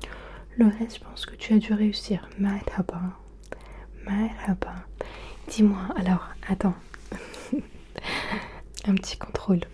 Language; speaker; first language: French; early bilingual, other home language; Turkish